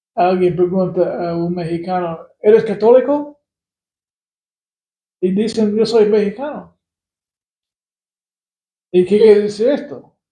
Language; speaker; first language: Spanish; non-native, fluent; English